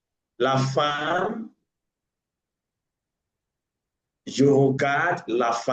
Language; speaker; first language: French; non-native, learner; English